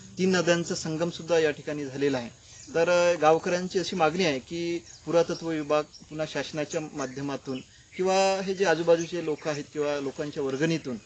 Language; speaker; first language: Marathi; native; Marathi